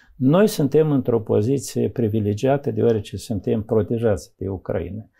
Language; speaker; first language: Romanian; native; Romanian